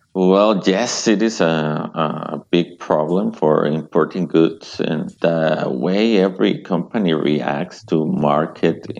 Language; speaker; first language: English; non-native, fluent; Spanish